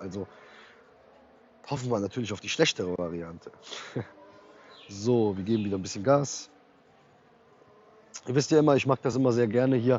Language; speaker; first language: German; native; German